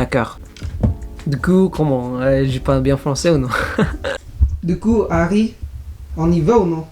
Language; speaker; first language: French; non-native, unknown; Indonesian